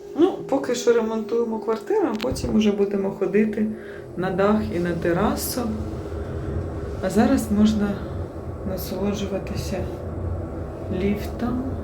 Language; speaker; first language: Ukrainian; native; Ukrainian